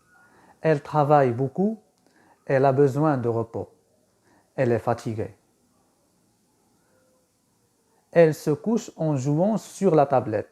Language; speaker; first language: French; non-native, local second language; Arabic